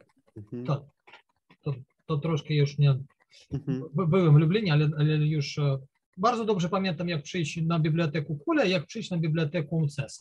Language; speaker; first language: Polish; non-native, learner; Ukrainian